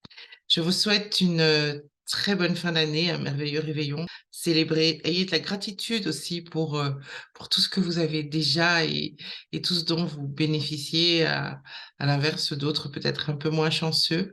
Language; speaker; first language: French; native; French